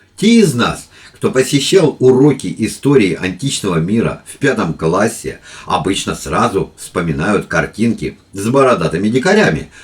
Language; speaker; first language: Russian; native; Russian